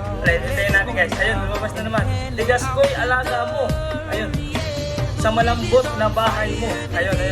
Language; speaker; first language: Filipino; non-native, local second language; Waray